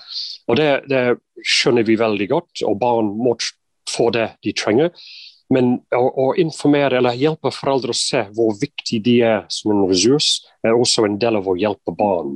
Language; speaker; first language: Norwegian; non-native, fluent; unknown